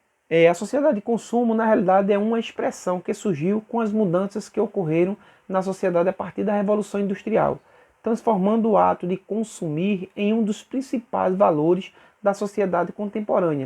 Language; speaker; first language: Portuguese; native; Portuguese